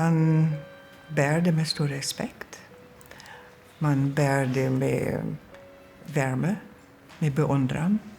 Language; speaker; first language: Swedish; non-native, fluent; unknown